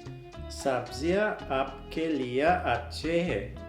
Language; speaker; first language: Hindi; non-native, learner; Portuguese